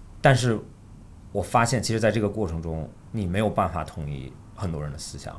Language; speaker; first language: Chinese; early bilingual, heritage; Chinese